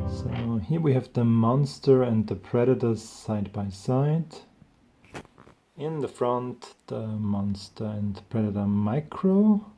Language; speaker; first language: English; non-native, fluent; German